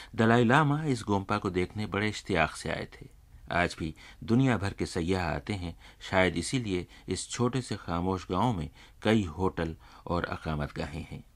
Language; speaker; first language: Urdu; native; Urdu